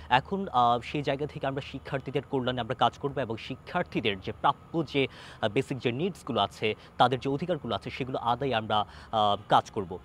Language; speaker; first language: Bangla; non-native, local second language; Chakma